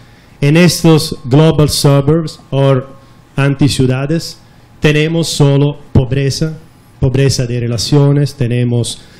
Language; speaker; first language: Spanish; non-native, fluent; Italian